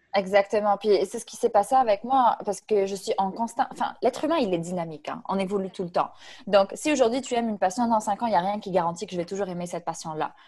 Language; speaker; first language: French; non-native, local second language; Arabic